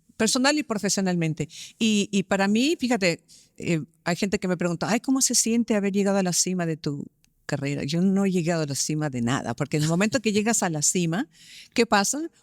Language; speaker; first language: Spanish; early bilingual, heritage; Spanish